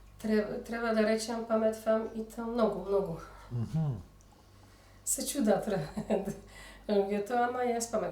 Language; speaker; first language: Macedonian; early bilingual, heritage; Polish